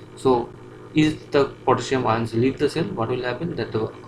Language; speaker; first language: English; non-native, local second language; Bangla